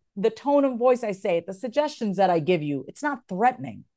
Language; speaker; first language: English; native; English